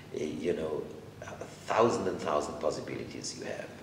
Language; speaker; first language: English; non-native, fluent; German